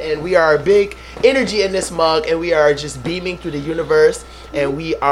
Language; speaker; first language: English; non-native, fluent; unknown